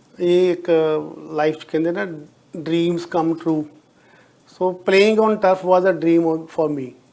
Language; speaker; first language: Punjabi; native; Punjabi